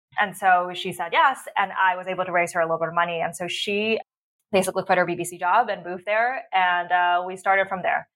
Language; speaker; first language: English; early bilingual, other home language; Cantonese